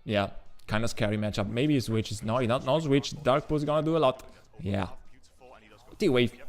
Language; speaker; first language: English; non-native, fluent; Italian